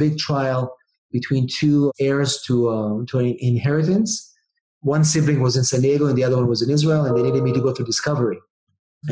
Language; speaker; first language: English; non-native, fluent; Hebrew